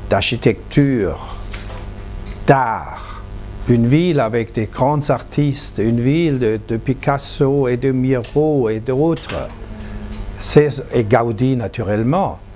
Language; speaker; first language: French; non-native, fluent; German